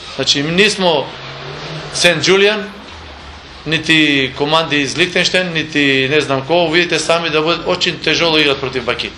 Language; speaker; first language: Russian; non-native, learner; Macedonian